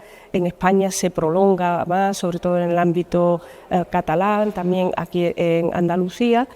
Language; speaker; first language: Spanish; native; Spanish